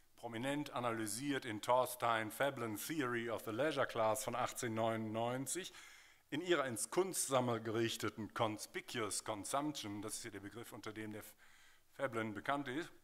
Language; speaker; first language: German; native; German